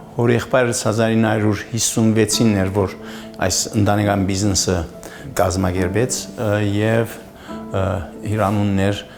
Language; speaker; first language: Armenian; early bilingual, heritage; Armenian